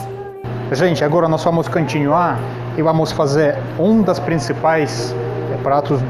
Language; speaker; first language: Portuguese; non-native, learner; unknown